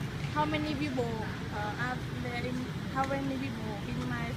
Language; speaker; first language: English; non-native, learner; Vietnamese